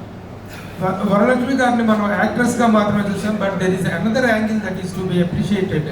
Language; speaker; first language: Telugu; native; Telugu